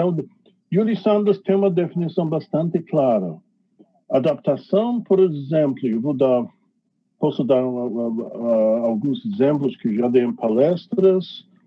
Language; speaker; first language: Portuguese; non-native, fluent; English